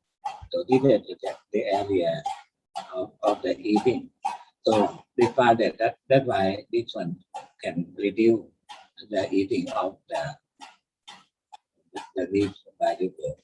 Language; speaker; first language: English; non-native, learner; Thai